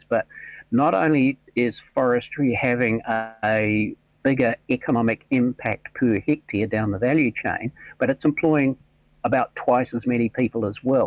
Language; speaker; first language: English; native; English